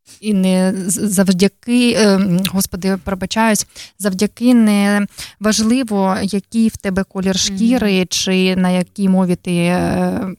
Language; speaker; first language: Ukrainian; native; Ukrainian